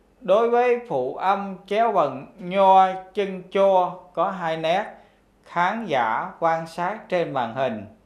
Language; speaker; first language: Vietnamese; non-native, local second language; Khmer